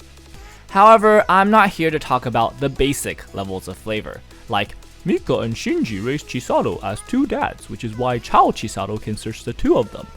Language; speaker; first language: English; native; English